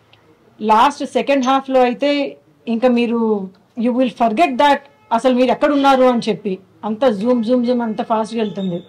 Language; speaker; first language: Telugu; early bilingual, heritage; Telugu